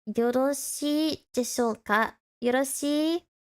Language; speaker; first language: Japanese; non-native, learner; English